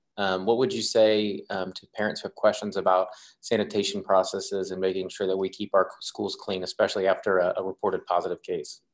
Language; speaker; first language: English; native; English